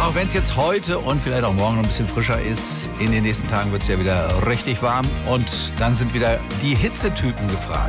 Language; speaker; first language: German; native; German